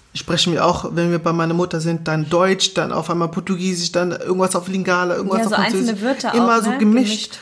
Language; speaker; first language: German; early bilingual, other home language; Portuguese